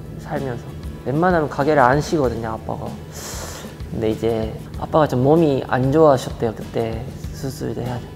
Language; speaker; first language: Korean; early bilingual, heritage; Japanese